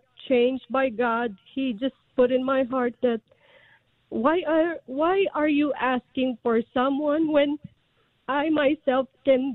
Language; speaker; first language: English; non-native, local second language; Filipino